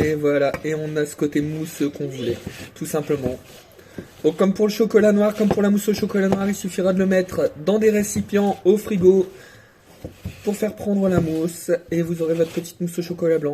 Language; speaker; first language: French; native; French